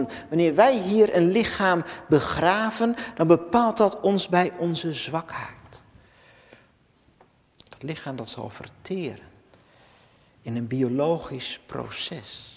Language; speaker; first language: Dutch; native; Dutch